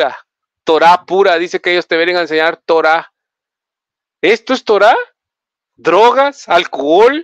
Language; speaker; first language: Spanish; native; Spanish